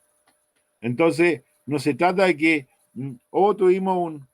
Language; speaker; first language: Spanish; native; Spanish